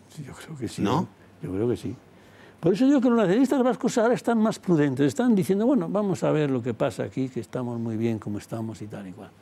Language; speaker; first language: Spanish; native; Spanish